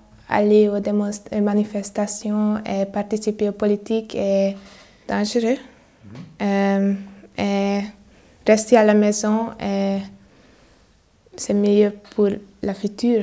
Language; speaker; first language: French; non-native, learner; Hungarian